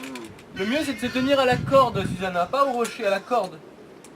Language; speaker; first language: French; native; French